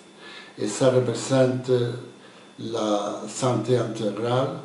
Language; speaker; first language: French; non-native, fluent; Spanish